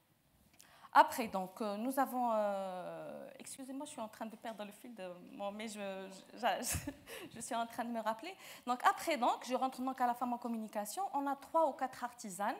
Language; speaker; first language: French; non-native, local second language; Arabic